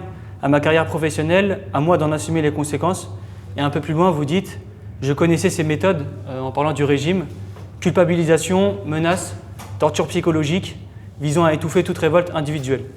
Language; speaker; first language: French; native; French